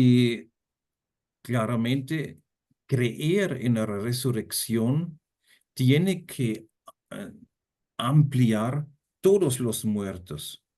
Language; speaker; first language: Spanish; non-native, fluent; German